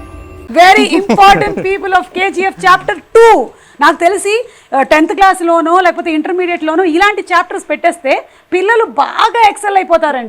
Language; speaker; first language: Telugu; native; Telugu